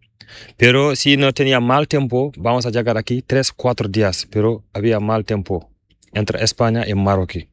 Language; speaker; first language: Spanish; non-native, learner; Fula